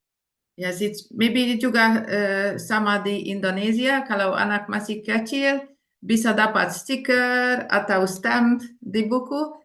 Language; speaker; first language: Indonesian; non-native, fluent; Hungarian